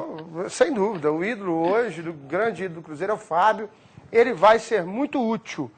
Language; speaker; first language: Portuguese; native; Portuguese